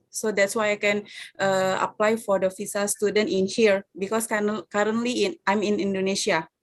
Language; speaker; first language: English; non-native, fluent; Indonesian